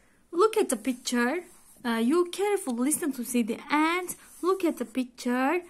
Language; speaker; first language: English; non-native, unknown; Turkish